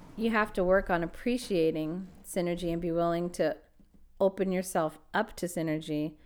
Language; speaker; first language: English; native; English